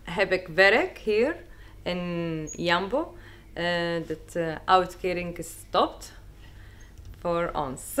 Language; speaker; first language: Dutch; early bilingual, other home language; Arabic